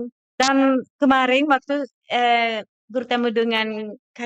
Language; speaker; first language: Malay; non-native, fluent; Japanese